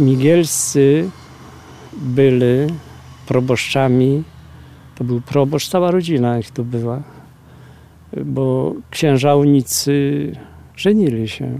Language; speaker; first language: Polish; native; Polish